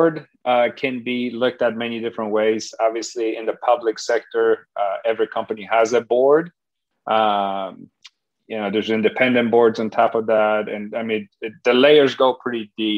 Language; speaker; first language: English; non-native, fluent; Polish